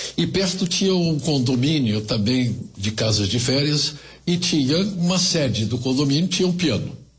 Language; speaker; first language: Portuguese; early bilingual, other home language; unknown